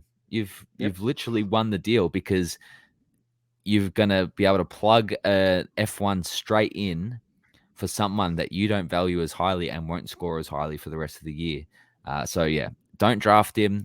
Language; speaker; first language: English; native; English